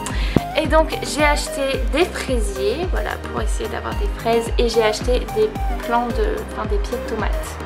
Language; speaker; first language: French; native; French